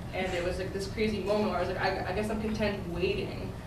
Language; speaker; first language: English; native; English